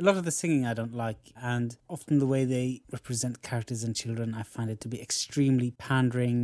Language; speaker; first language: English; non-native, fluent; Norwegian